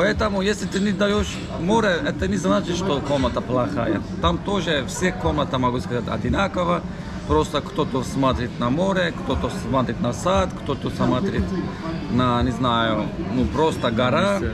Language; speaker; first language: Russian; non-native, learner; Turkish